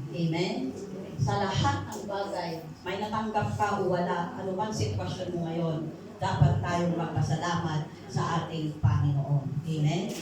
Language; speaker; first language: Filipino; non-native, local second language; Iloko